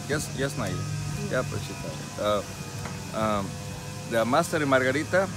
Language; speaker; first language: Russian; non-native, learner; Spanish